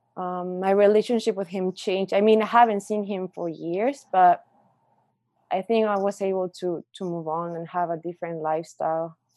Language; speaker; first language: English; non-native, fluent; Spanish